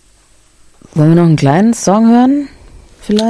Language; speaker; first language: German; native; German